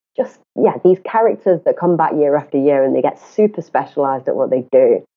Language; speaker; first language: English; native; English